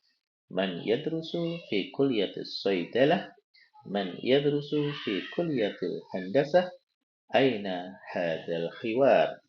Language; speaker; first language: Arabic; non-native, fluent; Indonesian